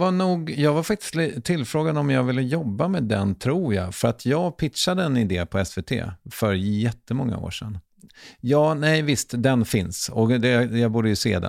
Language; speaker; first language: Swedish; native; Swedish